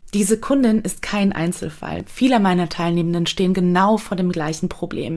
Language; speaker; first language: German; native; German